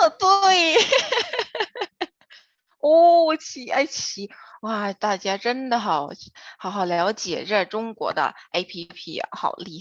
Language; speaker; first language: Chinese; non-native, fluent; Indonesian